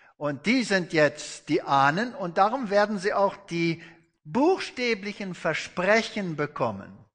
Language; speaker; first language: German; non-native, fluent; Afrikaans